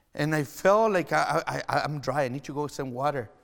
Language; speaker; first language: English; non-native, fluent; Spanish